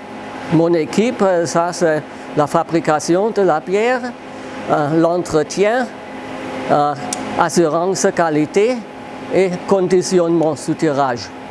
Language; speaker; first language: French; non-native, fluent; German